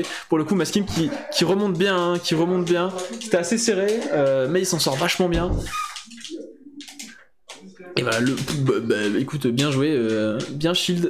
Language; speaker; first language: French; native; French